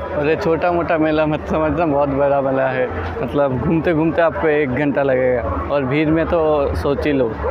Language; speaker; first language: Hindi; non-native, local second language; Bangla